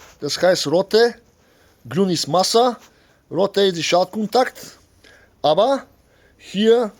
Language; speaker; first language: German; non-native, learner; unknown